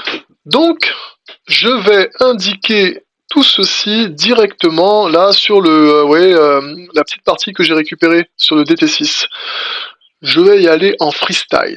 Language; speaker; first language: French; native; French